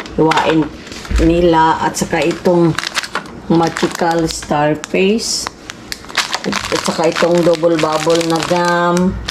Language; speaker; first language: Filipino; non-native, local second language; Cebuano